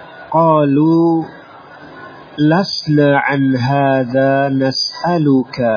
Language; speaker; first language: Arabic; non-native, fluent; Indonesian